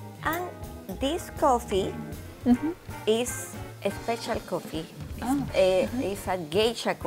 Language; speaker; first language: English; non-native, learner; Spanish